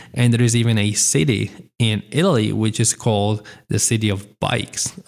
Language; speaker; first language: English; non-native, fluent; Italian